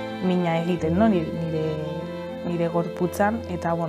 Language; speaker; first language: Basque; non-native, local second language; Spanish